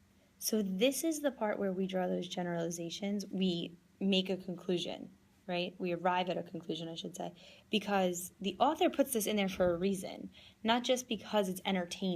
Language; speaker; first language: English; native; English